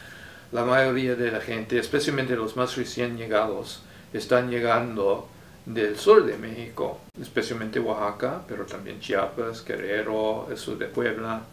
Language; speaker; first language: Spanish; non-native, fluent; English